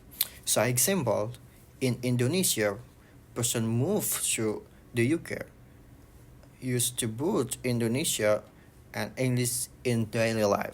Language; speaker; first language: English; non-native, learner; Indonesian